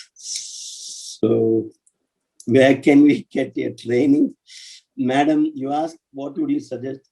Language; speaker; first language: English; non-native, local second language; Tamil